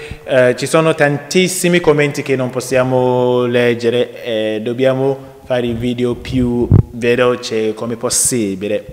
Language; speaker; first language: Italian; non-native, learner; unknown